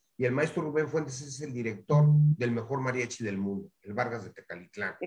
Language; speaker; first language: Spanish; native; Spanish